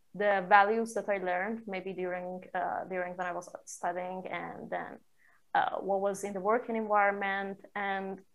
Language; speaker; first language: English; non-native, fluent; Persian